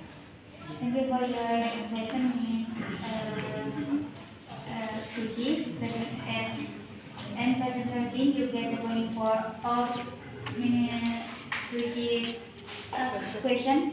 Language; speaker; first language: English; non-native, learner; Indonesian